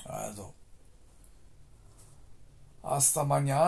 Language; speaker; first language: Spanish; non-native, learner; German